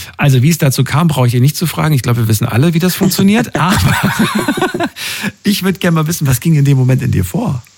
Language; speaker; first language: German; native; German